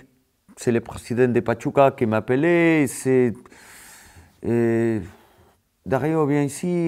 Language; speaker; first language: French; non-native, fluent; Spanish